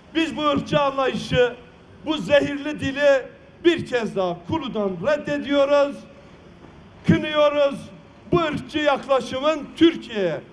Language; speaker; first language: Turkish; non-native, local second language; Kurdish